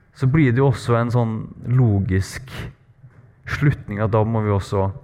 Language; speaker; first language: Norwegian; native; Norwegian